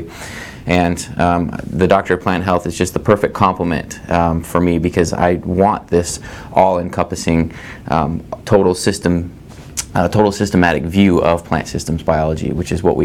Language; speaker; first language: English; native; English